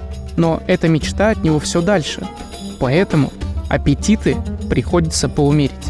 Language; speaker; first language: Russian; native; Russian